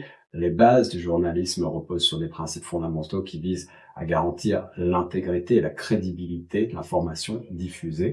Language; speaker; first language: French; native; French